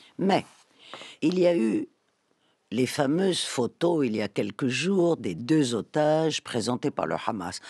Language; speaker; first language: French; native; French